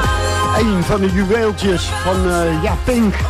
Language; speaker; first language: Dutch; native; Dutch